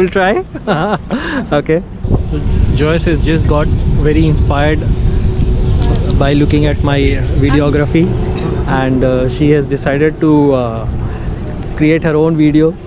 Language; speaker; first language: English; non-native, local second language; Hindi